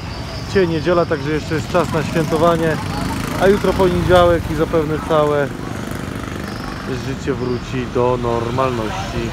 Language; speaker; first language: Polish; native; Polish